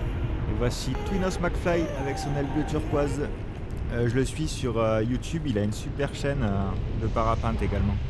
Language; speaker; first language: French; native; French